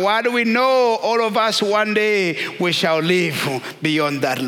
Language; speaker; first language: English; non-native, local second language; Kinyarwanda